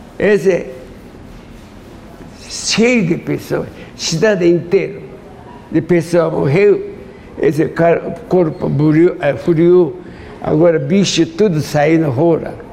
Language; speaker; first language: Portuguese; non-native, learner; Japanese